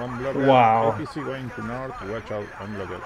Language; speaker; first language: English; non-native, learner; Spanish